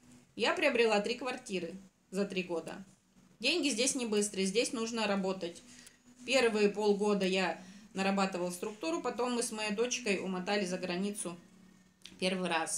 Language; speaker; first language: Russian; native; Russian